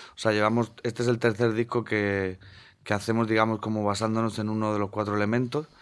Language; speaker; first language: Spanish; native; Spanish